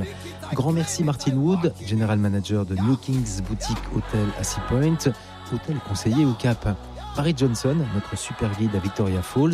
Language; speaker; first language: French; native; French